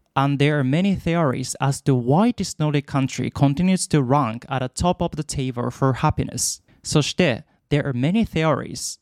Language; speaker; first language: English; non-native, fluent; Japanese